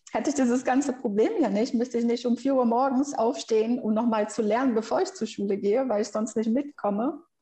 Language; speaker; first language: German; non-native, fluent; Portuguese